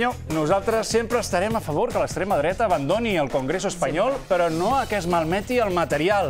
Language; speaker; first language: Catalan; native; Catalan